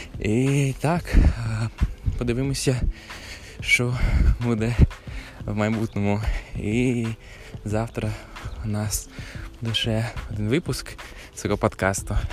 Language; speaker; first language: Ukrainian; non-native, fluent; English